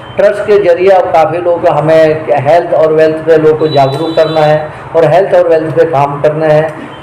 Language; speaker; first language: Hindi; native; Hindi